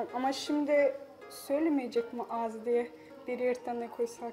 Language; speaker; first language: Turkish; non-native, learner; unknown